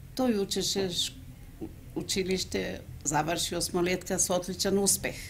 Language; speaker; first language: Macedonian; native; Macedonian